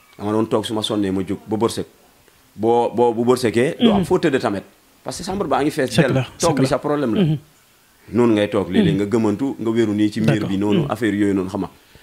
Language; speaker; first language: Wolof; non-native, local second language; Jola-Fonyi